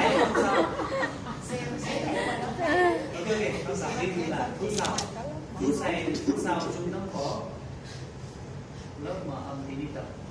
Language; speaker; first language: Vietnamese; non-native, learner; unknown